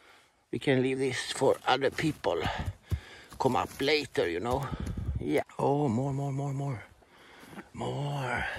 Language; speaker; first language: English; non-native, learner; Swedish